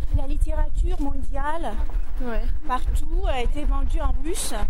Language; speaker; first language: French; non-native, fluent; Azerbaijani